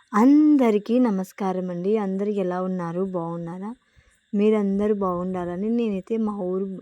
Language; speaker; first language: Telugu; native; Telugu